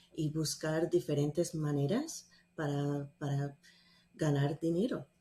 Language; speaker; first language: Spanish; non-native, fluent; English